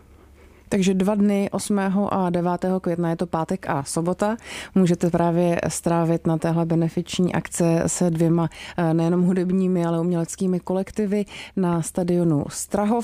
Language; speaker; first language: Czech; native; Czech